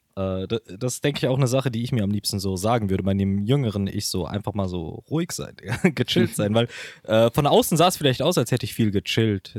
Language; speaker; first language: German; early bilingual, other home language; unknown